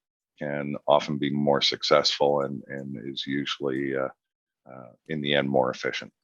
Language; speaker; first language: English; native; English